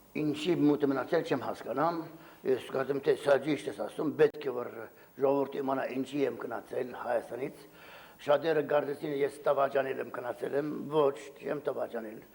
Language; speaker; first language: Armenian; early bilingual, heritage; Armenian